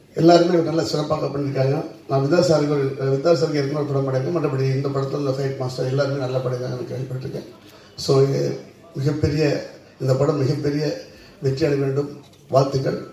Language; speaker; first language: Tamil; native; Tamil